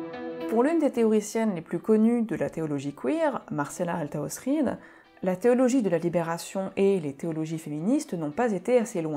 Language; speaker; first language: French; native; French